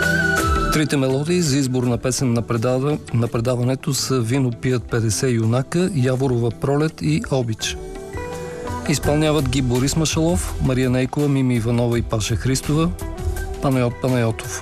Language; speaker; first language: Bulgarian; native; Bulgarian